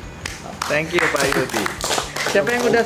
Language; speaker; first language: Indonesian; native; Indonesian